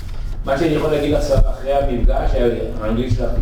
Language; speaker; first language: Hebrew; native; Hebrew